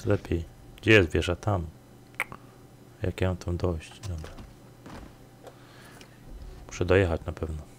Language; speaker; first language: Polish; native; Polish